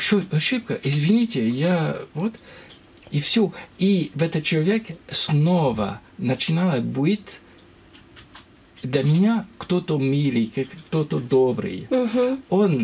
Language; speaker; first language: Russian; non-native, learner; French